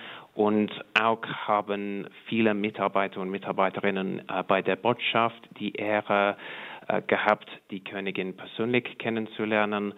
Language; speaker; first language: German; non-native, fluent; English